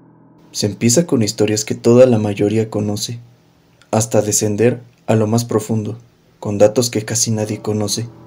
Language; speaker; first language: Spanish; native; Spanish